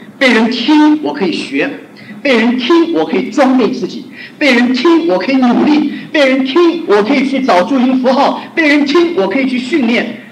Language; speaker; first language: Chinese; non-native, local second language; Hakka Chinese